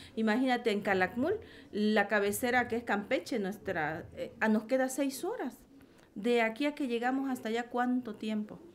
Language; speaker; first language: Spanish; native; Spanish